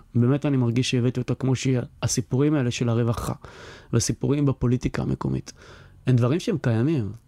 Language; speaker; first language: Hebrew; native; Hebrew